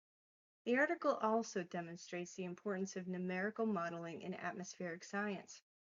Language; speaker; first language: English; native; English